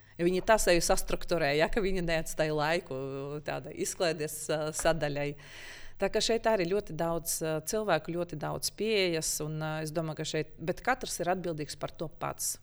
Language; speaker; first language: Latvian; non-native, local second language; Russian